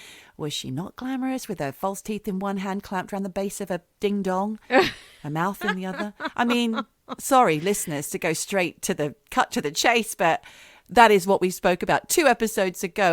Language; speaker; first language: English; native; English